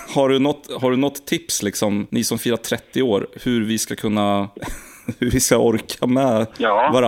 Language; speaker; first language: Swedish; native; Swedish